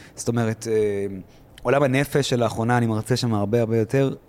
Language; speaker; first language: Hebrew; early bilingual, other home language; Arabic